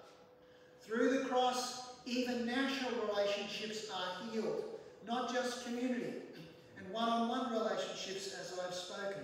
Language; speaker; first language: English; native; English